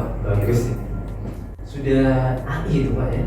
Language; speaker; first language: Indonesian; non-native, local second language; Javanese